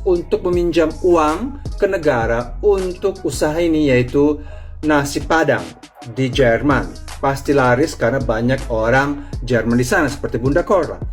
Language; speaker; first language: Indonesian; non-native, fluent; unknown